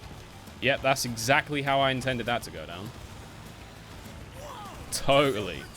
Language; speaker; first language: English; native; English